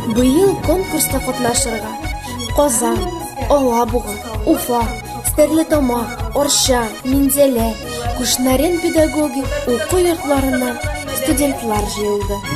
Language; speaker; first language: Tatar; native; Tatar